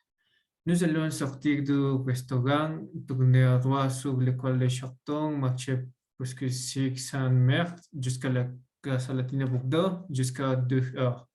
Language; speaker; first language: French; non-native, learner; Spanish